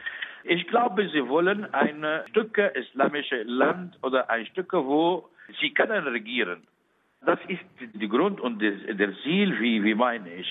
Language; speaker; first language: German; non-native, learner; Arabic